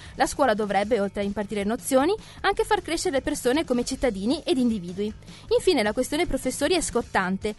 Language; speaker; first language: Italian; native; Italian